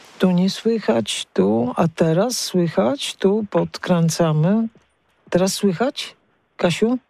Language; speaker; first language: Polish; native; Polish